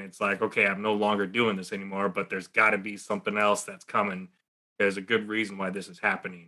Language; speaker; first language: English; native; English